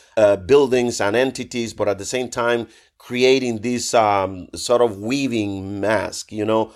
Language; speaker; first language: English; non-native, fluent; Spanish